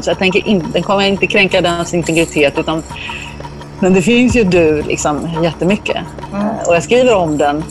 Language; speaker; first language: Swedish; native; Swedish